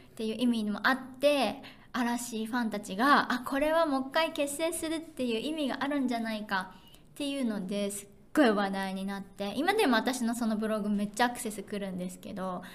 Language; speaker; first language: Japanese; native; Japanese